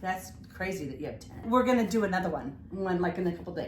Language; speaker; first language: English; native; English